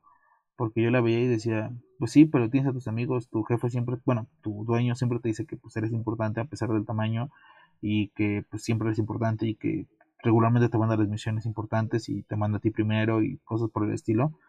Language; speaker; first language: Spanish; native; Spanish